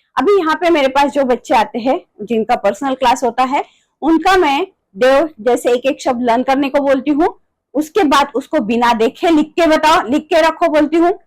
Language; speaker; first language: Hindi; non-native, local second language; Marathi